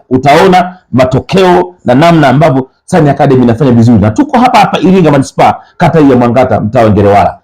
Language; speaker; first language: Swahili; native; Swahili